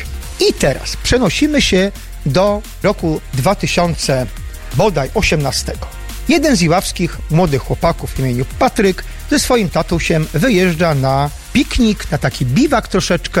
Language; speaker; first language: Polish; native; Polish